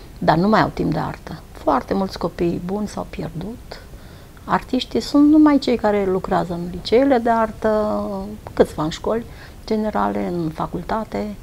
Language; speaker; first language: Romanian; native; Romanian